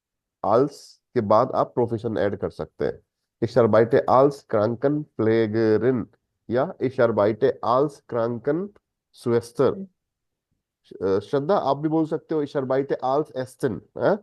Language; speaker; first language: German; non-native, fluent; Hindi